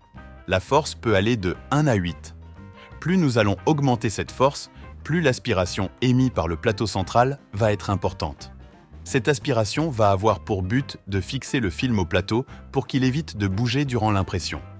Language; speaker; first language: French; native; French